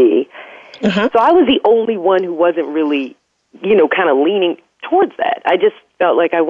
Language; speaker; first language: English; native; English